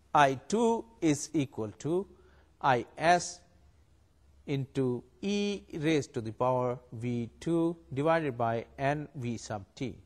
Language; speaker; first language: English; non-native, local second language; Urdu